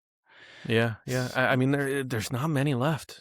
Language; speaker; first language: English; native; English